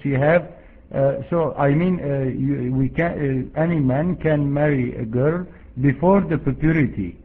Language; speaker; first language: English; non-native, fluent; Arabic